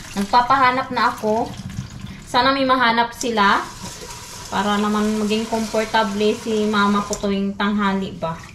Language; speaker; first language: Filipino; non-native, local second language; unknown